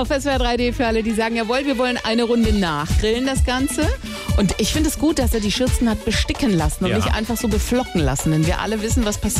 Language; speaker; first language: German; native; German